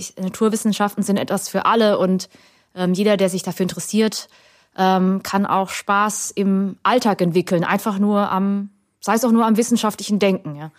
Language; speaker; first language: German; early bilingual, other home language; Vietnamese